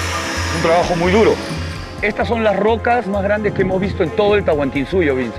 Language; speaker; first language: Spanish; native; Spanish